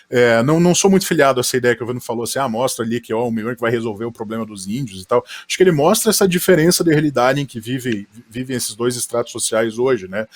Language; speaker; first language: Portuguese; native; Portuguese